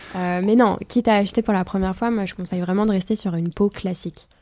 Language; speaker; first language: French; native; French